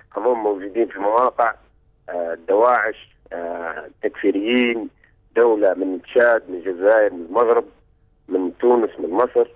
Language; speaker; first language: Arabic; native; Arabic